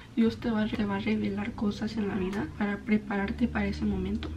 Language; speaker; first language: Spanish; early bilingual, heritage; Spanish